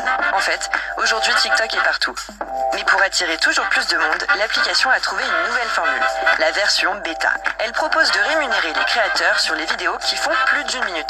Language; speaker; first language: French; native; French